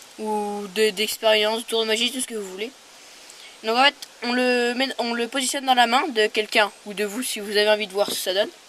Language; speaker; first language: French; native; French